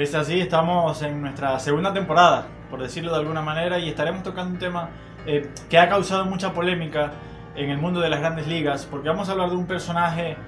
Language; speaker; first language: Spanish; native; Spanish